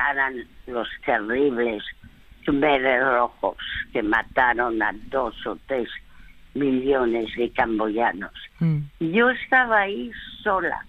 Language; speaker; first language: Spanish; early bilingual, other home language; French